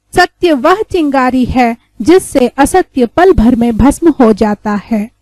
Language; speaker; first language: Hindi; non-native, local second language; Kannada